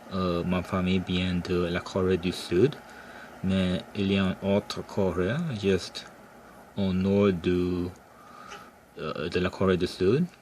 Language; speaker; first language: French; non-native, local second language; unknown